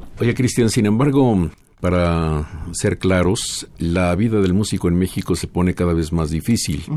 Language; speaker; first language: Spanish; native; Spanish